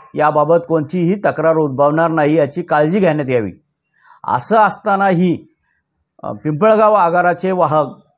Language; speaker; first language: Marathi; native; Marathi